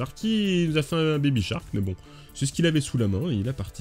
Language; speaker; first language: French; native; French